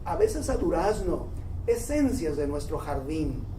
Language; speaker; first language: Spanish; early bilingual, heritage; Spanish